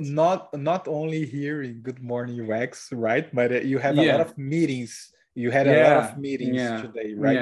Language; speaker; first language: English; non-native, learner; Portuguese